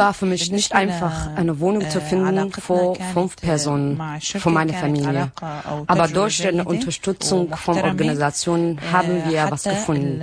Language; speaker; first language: German; non-native, learner; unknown